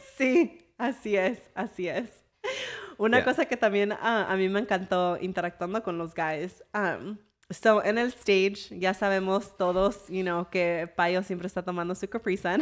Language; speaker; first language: Spanish; early bilingual, heritage; English